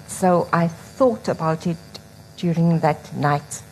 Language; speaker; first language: English; non-native, local second language; Afrikaans